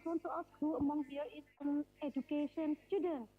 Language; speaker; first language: English; non-native, fluent; Indonesian